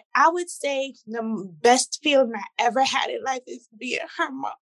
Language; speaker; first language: English; native; English